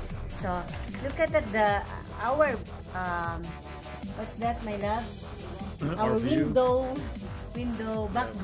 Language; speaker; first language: English; non-native, local second language; Filipino